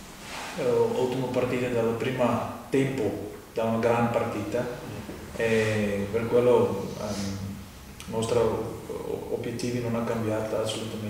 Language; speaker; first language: Italian; non-native, fluent; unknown